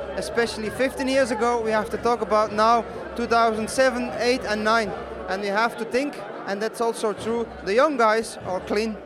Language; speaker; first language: English; non-native, fluent; Dutch